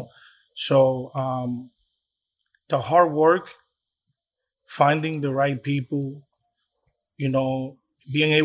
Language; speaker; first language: English; early bilingual, other home language; Spanish